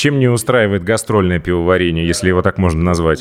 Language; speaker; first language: Russian; native; Russian